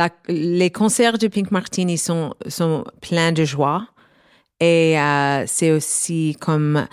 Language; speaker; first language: French; non-native, learner; English